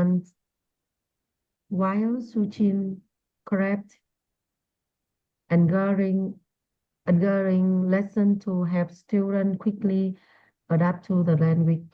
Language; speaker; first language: English; non-native, learner; Vietnamese